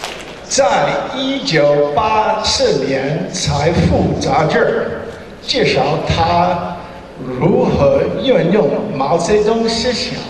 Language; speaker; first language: Chinese; non-native, learner; English